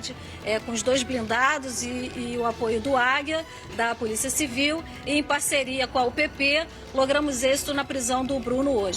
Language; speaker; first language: Portuguese; native; Portuguese